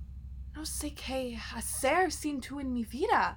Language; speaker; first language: Spanish; non-native, learner; English